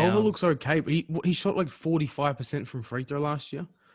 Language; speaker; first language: English; native; English